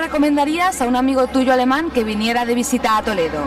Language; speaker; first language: Spanish; native; Spanish